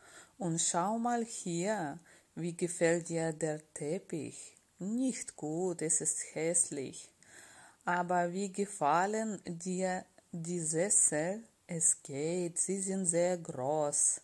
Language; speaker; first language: German; non-native, fluent; Russian